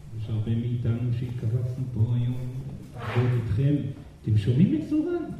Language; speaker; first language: Hebrew; non-native, fluent; Portuguese